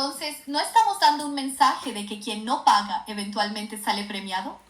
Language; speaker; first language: Spanish; native; Spanish